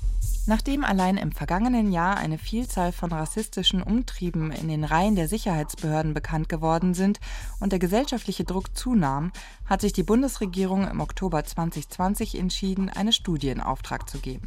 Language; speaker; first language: German; native; German